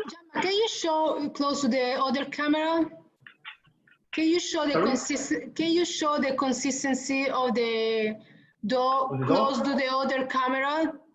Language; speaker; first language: English; non-native, fluent; Italian